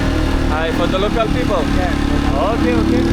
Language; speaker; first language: English; non-native, learner; French